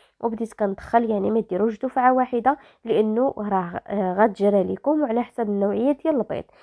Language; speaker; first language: Arabic; native; Arabic